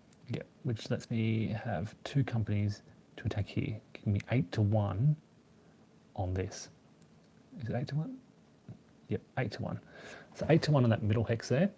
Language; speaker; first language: English; native; English